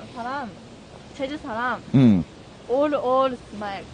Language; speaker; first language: Korean; non-native, learner; Japanese